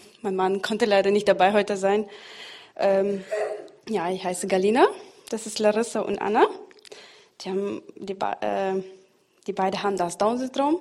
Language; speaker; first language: German; non-native, fluent; Russian